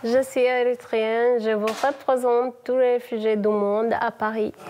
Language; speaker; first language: French; non-native, learner; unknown